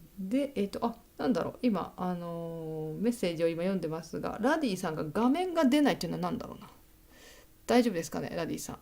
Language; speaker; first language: Japanese; native; Japanese